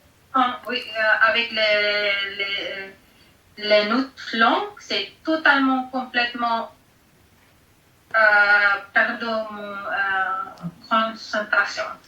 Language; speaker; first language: French; non-native, learner; Filipino